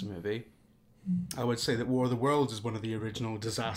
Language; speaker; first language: English; native; English